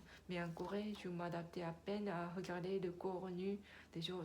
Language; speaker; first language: French; non-native, learner; Korean